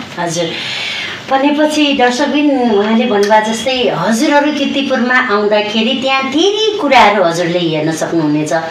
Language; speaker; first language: Nepali; non-native, local second language; Newari